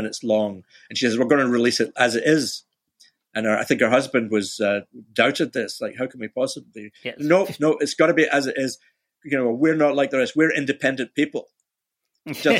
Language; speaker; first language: English; native; English